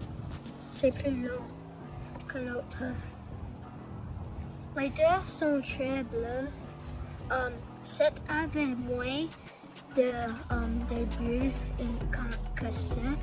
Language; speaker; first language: French; non-native, learner; English